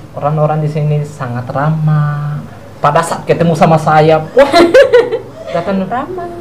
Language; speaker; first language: Indonesian; non-native, fluent; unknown